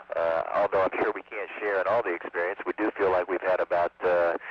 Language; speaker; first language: English; native; English